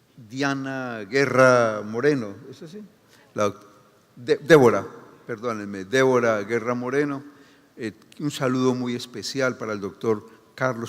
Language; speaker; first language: Spanish; native; Spanish